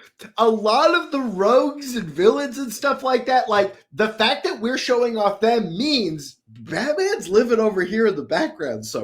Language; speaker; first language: English; native; English